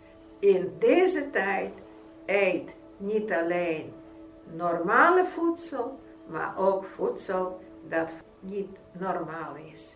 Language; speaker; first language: Dutch; non-native, fluent; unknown